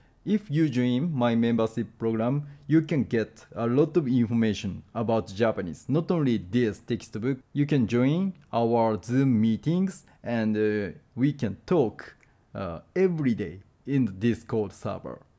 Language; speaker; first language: English; non-native, fluent; Japanese